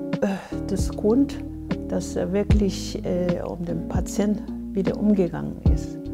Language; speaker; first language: German; non-native, fluent; Korean